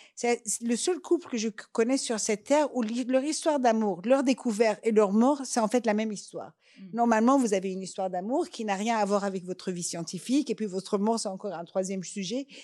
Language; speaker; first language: French; non-native, fluent; Persian